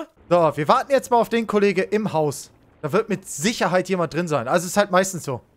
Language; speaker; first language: German; native; German